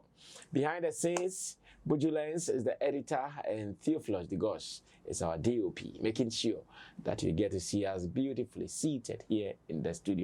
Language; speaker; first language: English; non-native, local second language; Akan